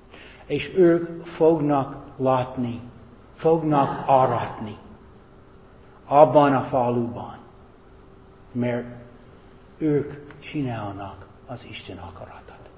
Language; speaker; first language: Hungarian; non-native, fluent; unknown